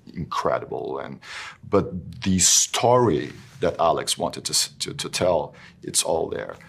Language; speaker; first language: English; non-native, fluent; Portuguese